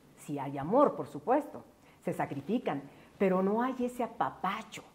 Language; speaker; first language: Spanish; native; Spanish